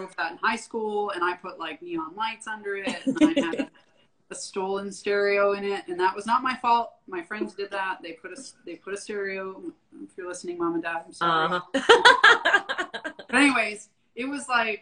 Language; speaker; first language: English; native; English